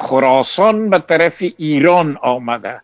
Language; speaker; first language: Persian; native; Persian